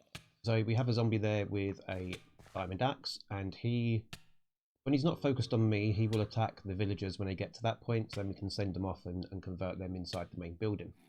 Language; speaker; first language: English; native; English